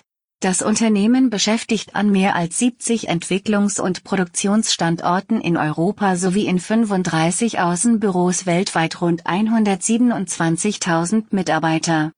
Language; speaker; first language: German; native; German